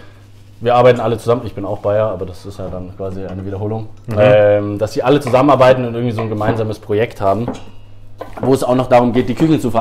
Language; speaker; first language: German; native; German